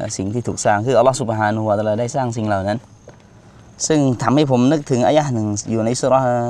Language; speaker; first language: Thai; non-native, local second language; Malay